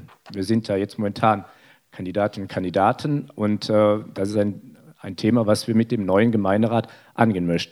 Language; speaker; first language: German; native; German